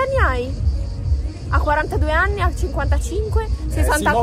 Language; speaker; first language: Italian; native; Italian